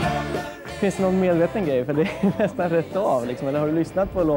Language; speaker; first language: Swedish; native; Swedish